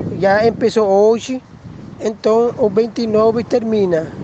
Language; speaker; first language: Portuguese; non-native, learner; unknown